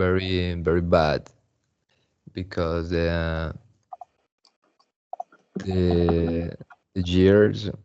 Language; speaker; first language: English; non-native, learner; Spanish